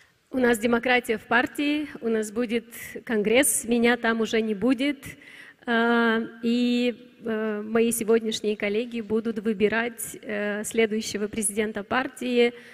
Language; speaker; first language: Russian; non-native, local second language; Romanian